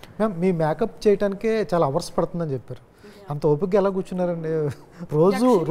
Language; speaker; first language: Telugu; native; Telugu